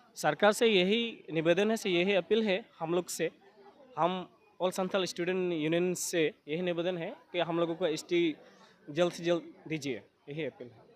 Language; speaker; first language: Hindi; non-native, local second language; Santali